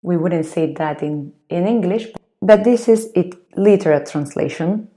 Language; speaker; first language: English; non-native, fluent; Spanish